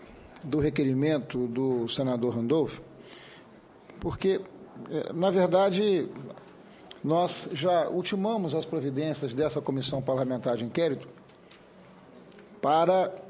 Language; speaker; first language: Portuguese; native; Portuguese